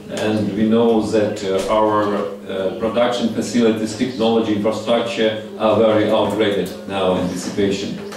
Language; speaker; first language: English; non-native, fluent; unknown